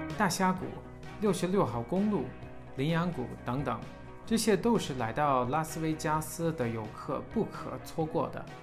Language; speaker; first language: Chinese; non-native, fluent; English